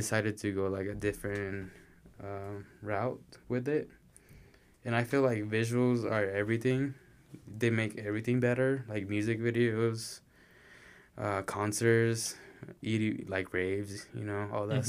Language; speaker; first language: English; non-native, fluent; Spanish